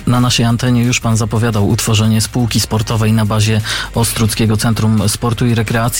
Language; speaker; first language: Polish; native; Polish